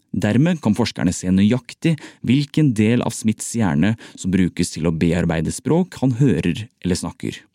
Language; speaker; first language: Norwegian; native; Norwegian